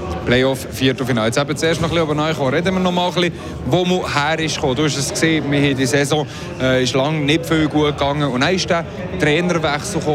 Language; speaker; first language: German; native; German